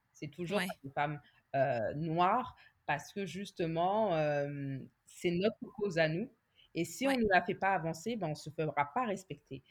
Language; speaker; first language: French; native; French